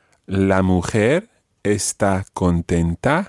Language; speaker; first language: Spanish; non-native, fluent; English